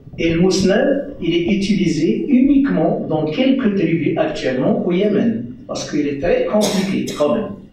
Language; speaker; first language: French; non-native, local second language; Central Atlas Tamazight